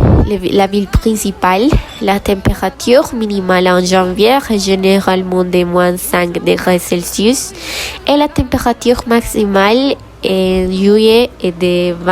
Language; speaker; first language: French; non-native, learner; Spanish